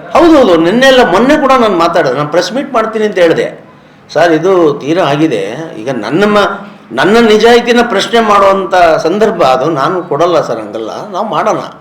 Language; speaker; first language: Kannada; native; Kannada